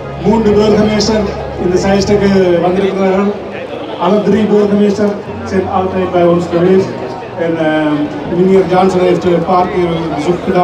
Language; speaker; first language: Dutch; non-native, learner; Tamil